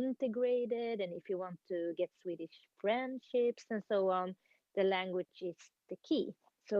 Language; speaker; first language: English; non-native, fluent; Swedish